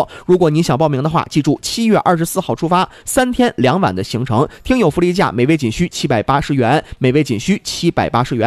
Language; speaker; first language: Chinese; native; Chinese